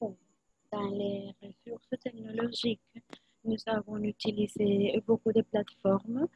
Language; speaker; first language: French; non-native, learner; Spanish